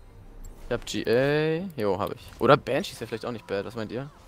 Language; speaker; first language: German; native; German